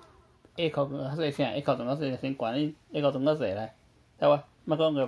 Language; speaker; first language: Chinese; native; Chinese